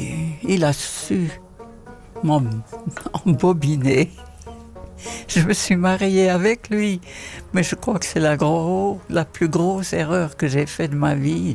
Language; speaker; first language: French; non-native, fluent; Dutch